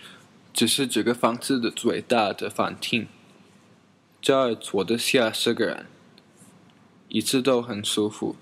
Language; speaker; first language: Chinese; non-native, learner; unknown